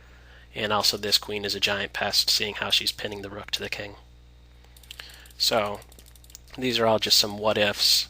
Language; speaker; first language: English; native; English